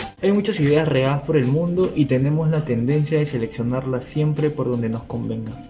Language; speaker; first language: Spanish; native; Spanish